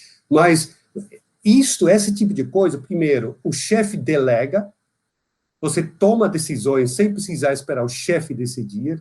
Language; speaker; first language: Portuguese; non-native, fluent; Dutch